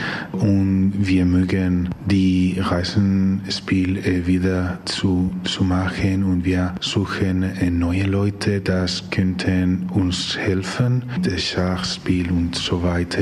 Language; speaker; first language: German; non-native, learner; Spanish